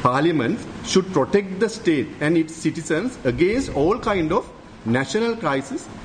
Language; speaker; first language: English; non-native, local second language; Sinhala